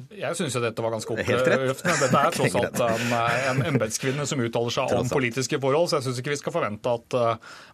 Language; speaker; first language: Norwegian; native; Norwegian